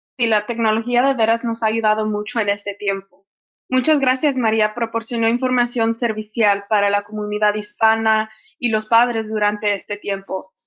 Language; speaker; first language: Spanish; early bilingual, heritage; Spanish